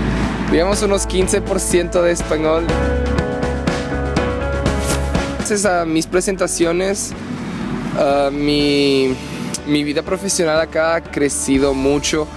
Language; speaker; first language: Spanish; non-native, fluent; Portuguese